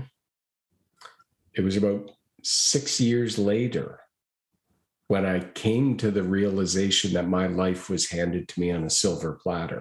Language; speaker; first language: English; native; English